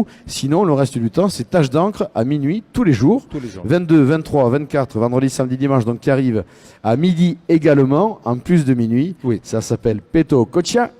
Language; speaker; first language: French; native; French